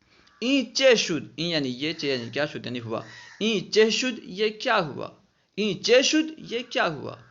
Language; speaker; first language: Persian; non-native, fluent; Urdu